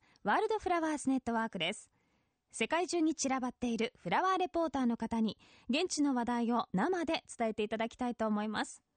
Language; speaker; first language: Japanese; native; Japanese